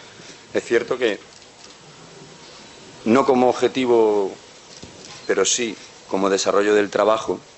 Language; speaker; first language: Spanish; native; Spanish